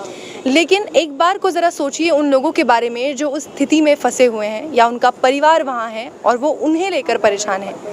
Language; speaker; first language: Hindi; native; Hindi